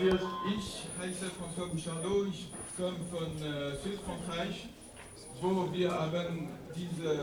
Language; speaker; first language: German; non-native, learner; French